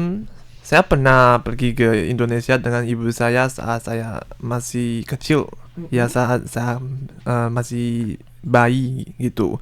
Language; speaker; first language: Indonesian; non-native, learner; Chinese